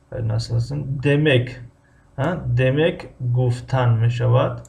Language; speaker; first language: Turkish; non-native, fluent; Persian